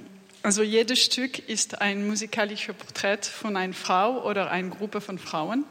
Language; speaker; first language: German; non-native, learner; French